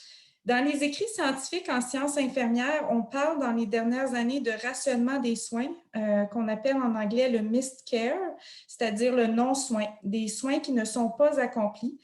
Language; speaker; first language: French; native; French